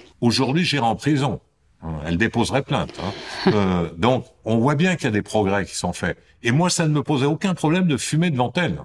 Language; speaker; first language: French; native; French